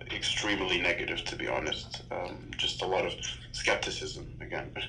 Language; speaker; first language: English; native; English